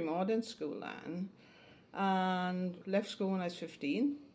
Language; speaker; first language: English; native; English